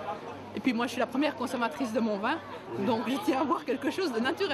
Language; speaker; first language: French; native; French